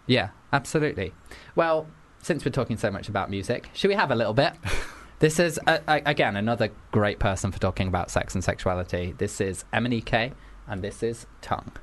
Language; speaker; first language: English; native; English